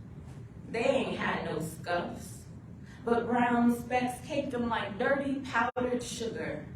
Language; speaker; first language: English; native; English